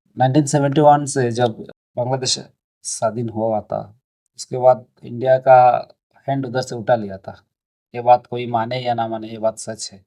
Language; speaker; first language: Hindi; non-native, local second language; Bangla